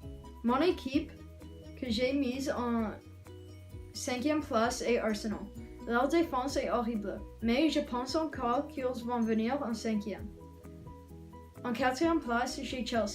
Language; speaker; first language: French; non-native, learner; English